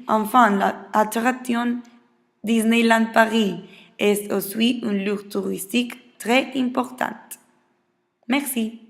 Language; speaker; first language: French; non-native, learner; Spanish